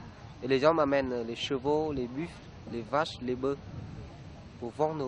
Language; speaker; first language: French; non-native, fluent; Vietnamese